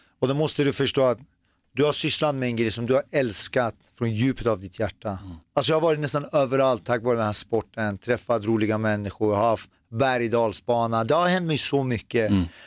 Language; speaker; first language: Swedish; early bilingual, other home language; Persian